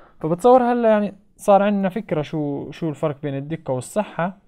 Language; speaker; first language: Arabic; native; Arabic